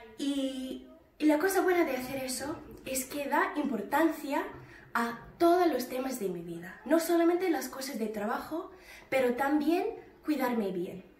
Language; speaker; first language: Spanish; non-native, fluent; English